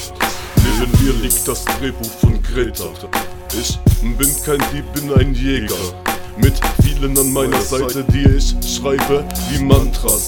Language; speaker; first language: German; native; German